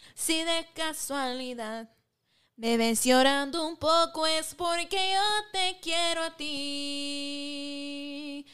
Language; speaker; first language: Spanish; early bilingual, other home language; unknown